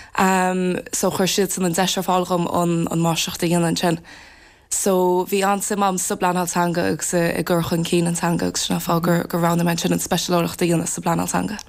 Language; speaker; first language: Irish; native; Irish